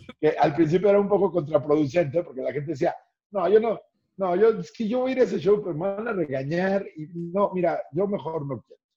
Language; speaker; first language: Spanish; native; Spanish